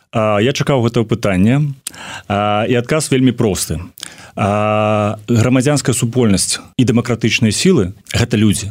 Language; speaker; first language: Belarusian; native; Belarusian